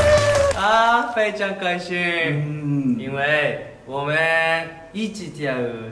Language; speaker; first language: Chinese; non-native, learner; Japanese